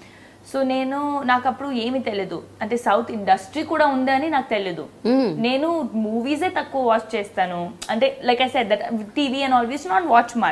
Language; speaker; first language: Telugu; non-native, fluent; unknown